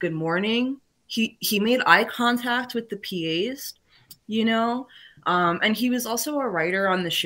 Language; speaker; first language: English; native; English